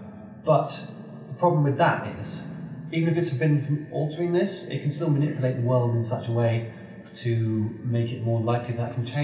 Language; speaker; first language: English; native; English